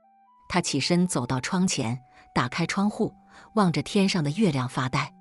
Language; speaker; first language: Chinese; native; Chinese